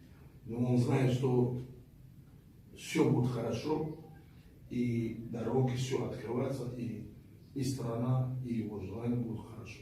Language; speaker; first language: Russian; non-native, fluent; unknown